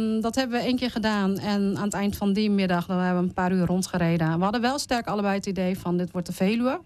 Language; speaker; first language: Dutch; early bilingual, other home language; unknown